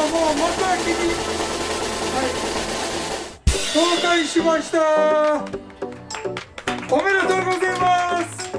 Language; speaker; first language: Japanese; non-native, fluent; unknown